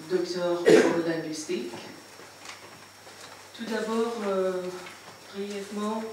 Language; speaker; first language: French; non-native, fluent; Persian